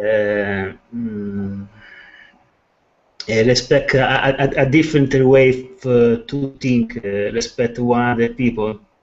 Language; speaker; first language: English; non-native, learner; Italian